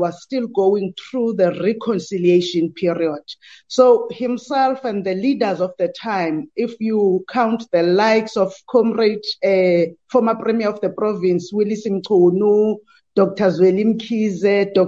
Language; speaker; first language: English; non-native, local second language; Xhosa